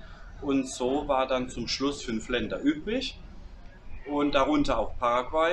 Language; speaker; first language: German; native; German